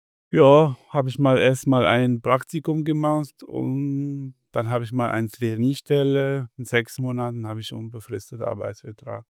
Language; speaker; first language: German; non-native, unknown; Arabic